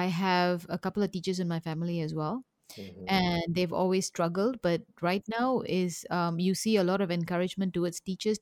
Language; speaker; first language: English; native; English